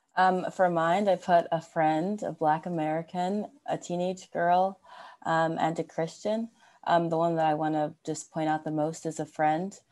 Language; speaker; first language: English; native; English